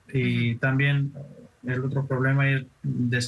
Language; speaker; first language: Spanish; non-native, fluent; Persian